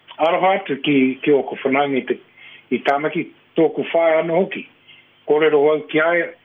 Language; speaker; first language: Māori; non-native, local second language; English